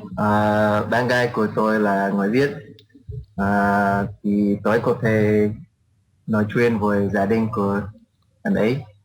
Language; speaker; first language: Vietnamese; non-native, learner; English